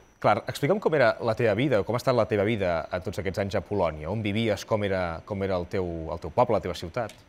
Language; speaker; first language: Catalan; native; Catalan